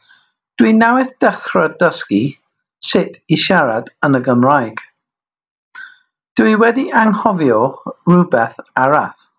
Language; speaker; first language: Welsh; non-native, learner; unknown